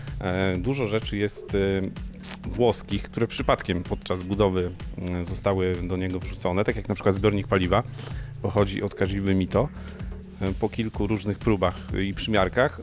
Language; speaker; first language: Polish; native; Polish